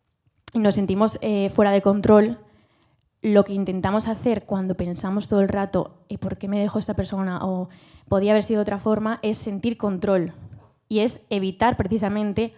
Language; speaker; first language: Spanish; native; Spanish